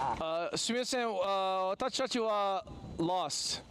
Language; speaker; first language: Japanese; non-native, learner; English